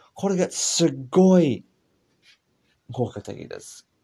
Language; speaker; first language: Japanese; non-native, learner; English